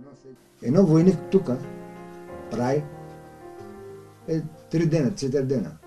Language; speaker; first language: Bulgarian; non-native, learner; Greek